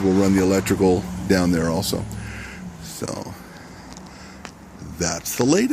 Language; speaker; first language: English; native; English